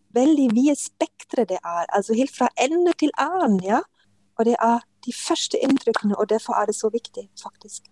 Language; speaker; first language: Norwegian; non-native, fluent; German